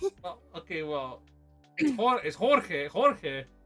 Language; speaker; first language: English; early bilingual, other home language; Spanish